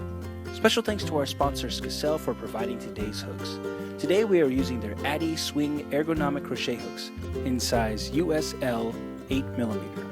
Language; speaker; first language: English; native; English